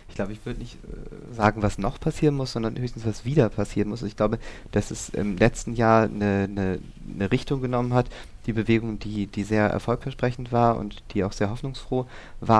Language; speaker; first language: German; native; German